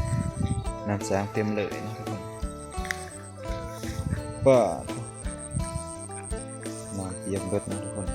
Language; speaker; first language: Thai; non-native, local second language; Northeastern Thai